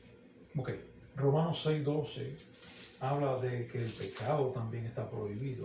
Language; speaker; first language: Spanish; native; Spanish